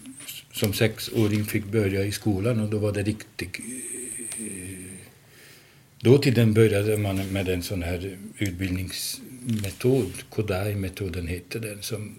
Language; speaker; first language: Swedish; non-native, fluent; Hungarian